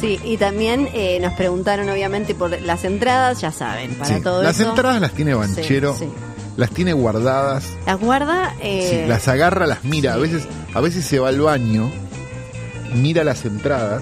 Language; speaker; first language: Spanish; native; Spanish